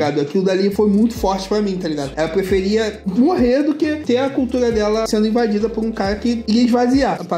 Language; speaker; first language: Portuguese; native; Portuguese